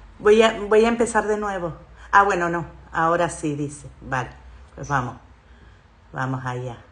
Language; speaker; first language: Spanish; native; Spanish